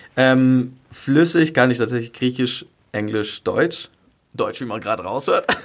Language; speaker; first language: German; early bilingual, other home language; Greek